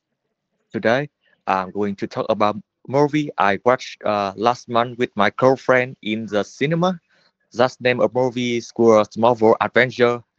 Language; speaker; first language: English; non-native, learner; Vietnamese